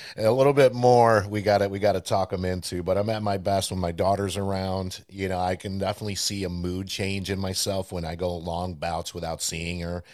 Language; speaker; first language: English; early bilingual, other home language; Spanish